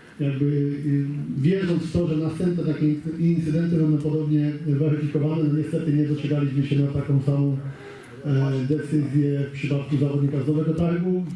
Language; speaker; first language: Polish; native; Polish